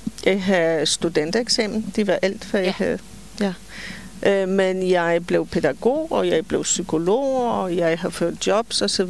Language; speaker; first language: Danish; non-native, fluent; Polish